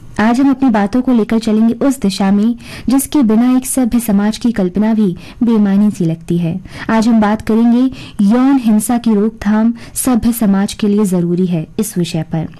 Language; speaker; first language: Hindi; native; Hindi